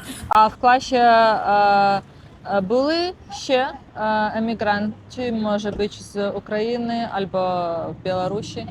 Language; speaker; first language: Polish; non-native, learner; Russian